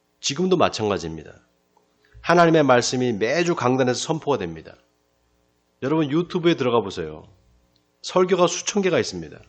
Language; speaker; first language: Korean; native; Korean